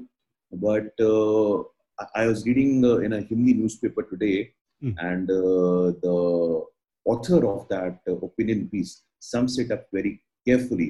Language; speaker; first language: English; non-native, local second language; Hindi